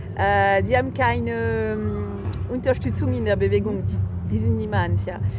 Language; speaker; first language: German; non-native, fluent; French